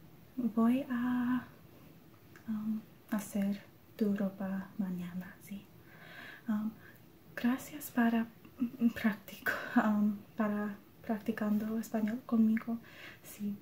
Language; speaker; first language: Spanish; non-native, learner; English